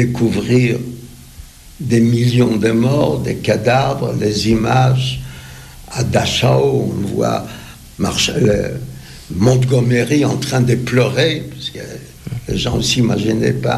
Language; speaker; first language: French; non-native, fluent; Polish